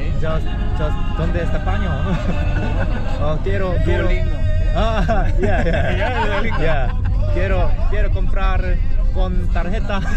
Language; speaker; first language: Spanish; non-native, learner; Korean